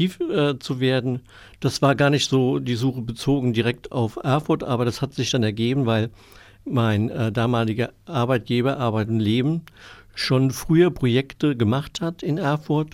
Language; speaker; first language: German; native; German